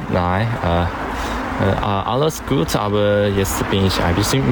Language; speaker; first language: German; non-native, learner; Chinese